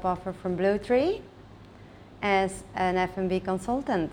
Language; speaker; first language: English; non-native, fluent; Dutch